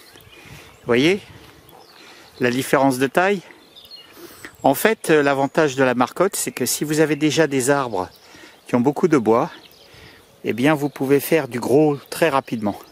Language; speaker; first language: French; native; French